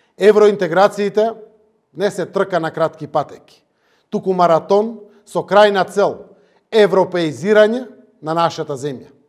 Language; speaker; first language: Macedonian; native; Macedonian